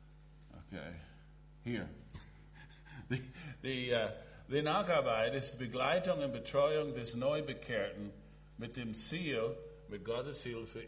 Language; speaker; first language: German; non-native, fluent; English